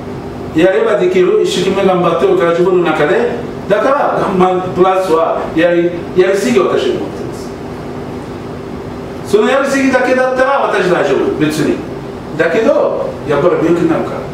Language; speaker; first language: Japanese; non-native, learner; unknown